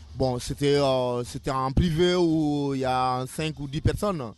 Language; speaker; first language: French; non-native, local second language; Mandingo